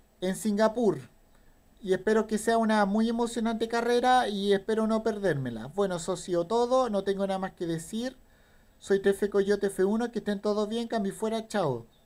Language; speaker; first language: Spanish; native; Spanish